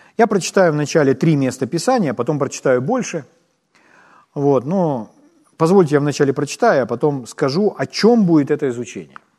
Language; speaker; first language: Russian; non-native, local second language; Ukrainian